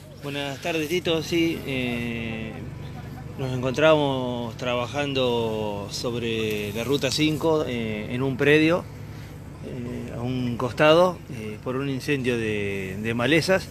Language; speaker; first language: Spanish; native; Spanish